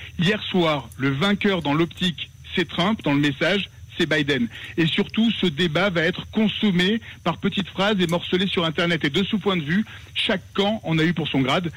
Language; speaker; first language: French; native; French